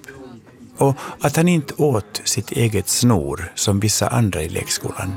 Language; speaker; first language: Swedish; native; Swedish